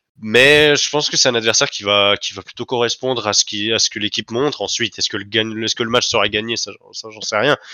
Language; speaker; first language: French; native; French